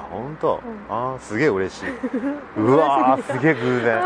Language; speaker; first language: Japanese; native; Japanese